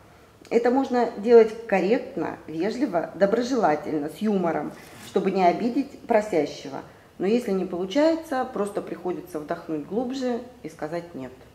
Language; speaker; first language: Russian; native; Russian